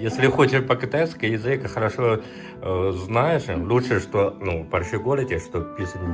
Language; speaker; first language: Russian; non-native, learner; Chinese